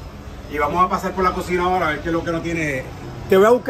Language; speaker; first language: Spanish; native; Spanish